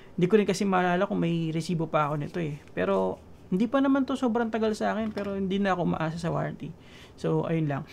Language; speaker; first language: Filipino; native; Filipino